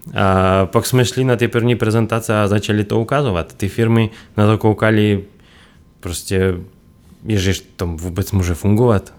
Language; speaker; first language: Czech; non-native, fluent; Russian